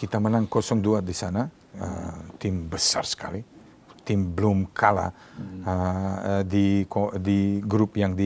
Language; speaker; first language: Indonesian; non-native, learner; Serbian